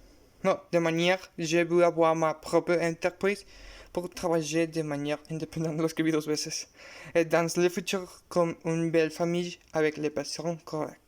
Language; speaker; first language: French; non-native, learner; Spanish